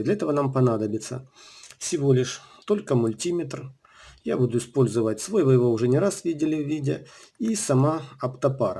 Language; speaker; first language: Russian; native; Russian